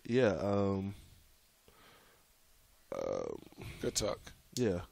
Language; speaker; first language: English; native; English